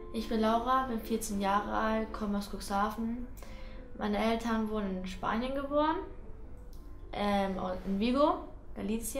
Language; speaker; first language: German; early bilingual, other home language; Spanish